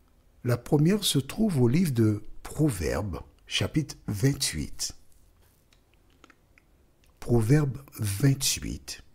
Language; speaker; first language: French; native; French